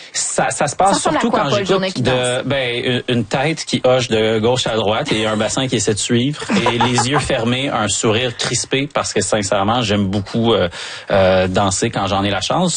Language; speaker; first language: French; native; French